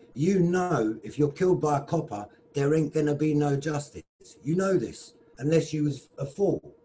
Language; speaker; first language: English; native; English